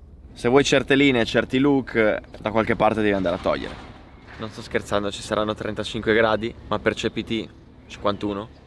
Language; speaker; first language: Italian; native; Italian